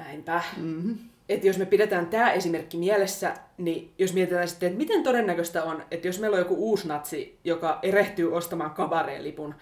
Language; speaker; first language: Finnish; native; Finnish